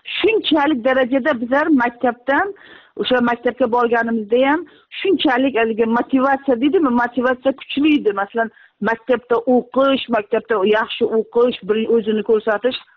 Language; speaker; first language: Uzbek; native; Uzbek